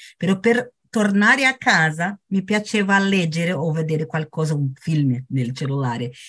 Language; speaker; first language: Italian; non-native, fluent; Portuguese